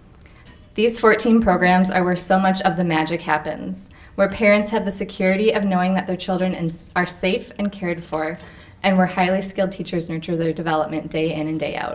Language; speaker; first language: English; native; English